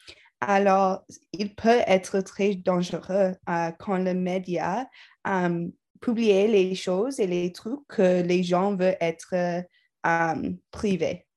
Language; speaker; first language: French; non-native, learner; English